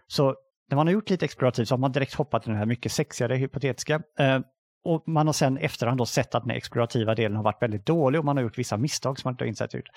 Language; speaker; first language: Swedish; native; Swedish